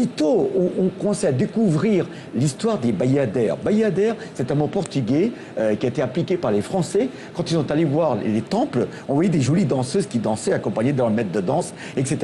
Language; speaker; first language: French; non-native, local second language; Tamil